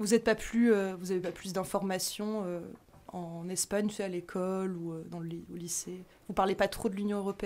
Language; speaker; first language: French; native; French